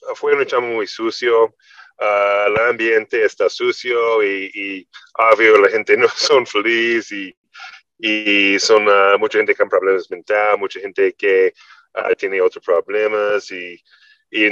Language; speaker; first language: Spanish; non-native, learner; English